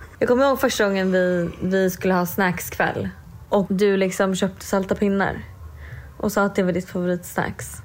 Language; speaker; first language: Swedish; native; Swedish